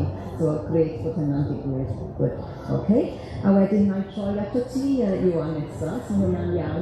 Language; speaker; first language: Welsh; native; Welsh